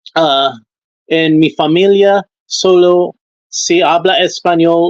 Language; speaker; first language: Spanish; non-native, learner; English